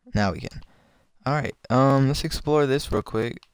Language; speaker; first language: English; native; English